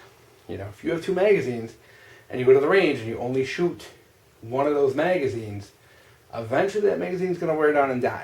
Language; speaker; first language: English; native; English